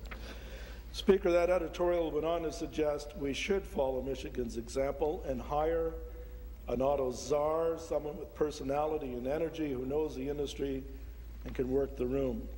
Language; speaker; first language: English; native; English